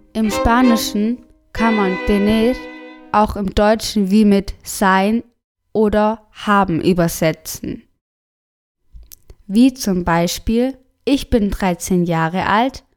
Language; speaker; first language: German; non-native, fluent; Spanish